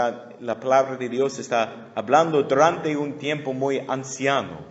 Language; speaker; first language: Spanish; non-native, learner; English